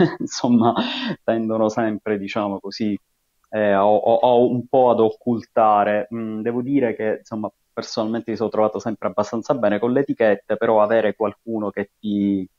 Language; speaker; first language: Italian; native; Italian